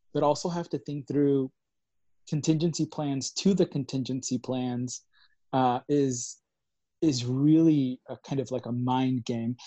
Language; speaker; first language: English; early bilingual, other home language; Spanish